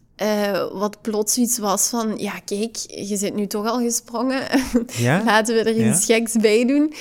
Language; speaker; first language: Dutch; native; Dutch